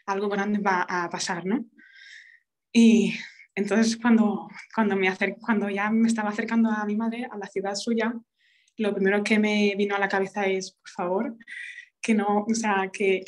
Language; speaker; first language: Spanish; early bilingual, other home language; Romanian